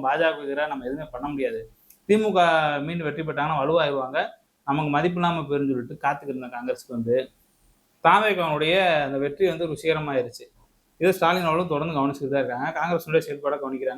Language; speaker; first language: Tamil; native; Tamil